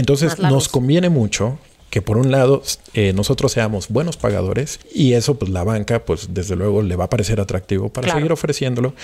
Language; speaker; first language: Spanish; native; Spanish